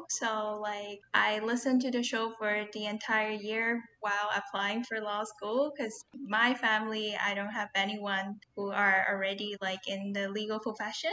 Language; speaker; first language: English; non-native, local second language; Cantonese